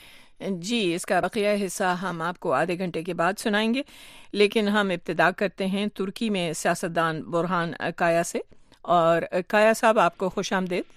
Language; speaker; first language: Urdu; native; Urdu